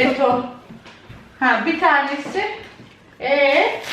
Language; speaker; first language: Turkish; early bilingual, heritage; Turkish